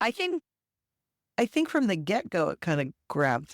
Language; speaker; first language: English; native; English